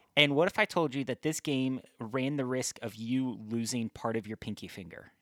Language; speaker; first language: English; native; English